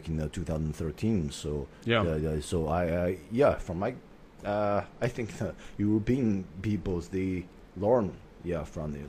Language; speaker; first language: English; non-native, fluent; Chinese